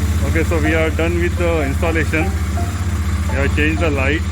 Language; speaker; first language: English; non-native, local second language; Hindi